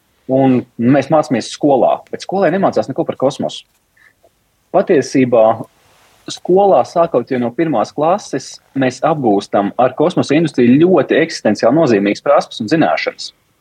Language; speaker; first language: Latvian; native; Latvian